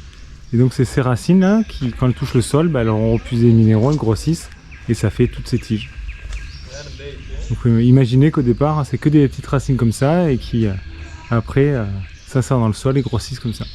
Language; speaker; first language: French; native; French